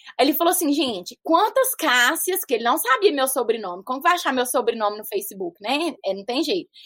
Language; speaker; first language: Portuguese; native; Portuguese